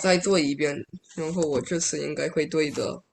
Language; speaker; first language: Chinese; early bilingual, other home language; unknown